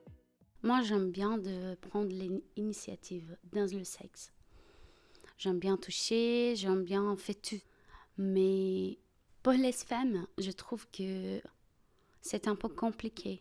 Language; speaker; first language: French; non-native, fluent; Portuguese